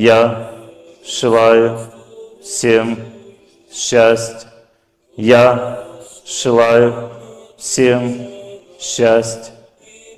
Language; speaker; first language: Russian; native; Russian